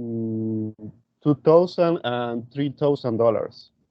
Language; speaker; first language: English; non-native, learner; Spanish